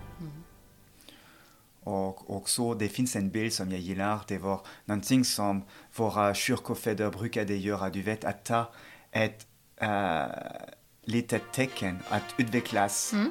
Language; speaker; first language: Swedish; non-native, fluent; French